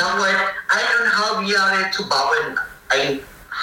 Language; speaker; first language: German; non-native, learner; Filipino